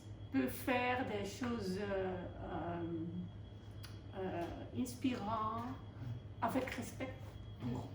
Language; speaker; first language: French; non-native, fluent; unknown